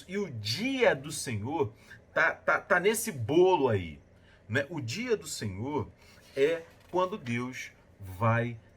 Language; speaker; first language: Portuguese; native; Portuguese